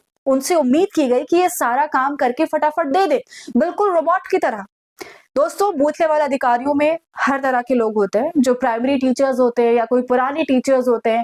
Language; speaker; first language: Hindi; native; Hindi